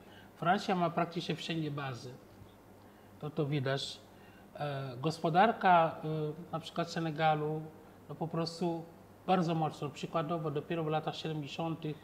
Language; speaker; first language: Polish; non-native, fluent; Wolof